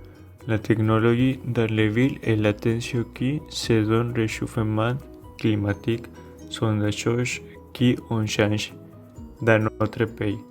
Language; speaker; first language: French; non-native, learner; Spanish